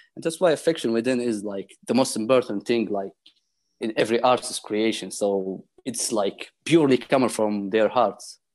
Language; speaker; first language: English; non-native, fluent; Arabic